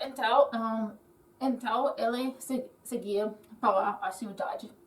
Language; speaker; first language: Portuguese; non-native, learner; English